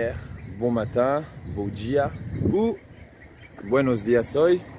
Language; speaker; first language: Spanish; non-native, learner; French